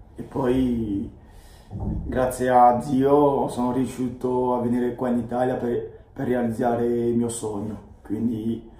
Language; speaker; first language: Italian; non-native, fluent; French